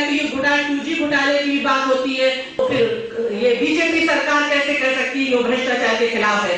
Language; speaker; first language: Hindi; native; Hindi